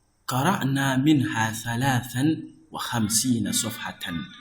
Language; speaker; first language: Arabic; non-native, fluent; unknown